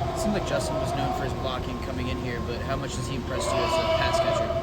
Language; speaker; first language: English; native; English